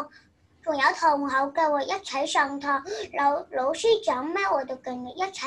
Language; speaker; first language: Chinese; early bilingual, other home language; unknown